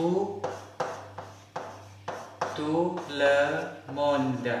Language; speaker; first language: French; non-native, learner; Thai